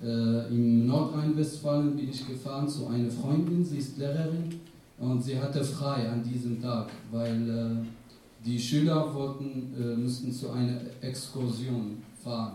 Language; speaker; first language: German; non-native, fluent; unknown